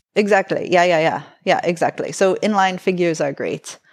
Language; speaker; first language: English; native; English